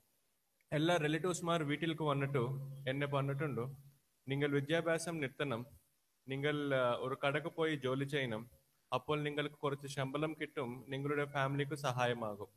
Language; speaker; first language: Malayalam; non-native, learner; Telugu